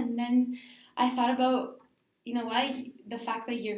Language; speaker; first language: English; non-native, fluent; Greek